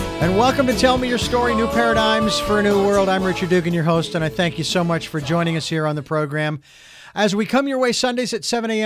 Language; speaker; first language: English; native; English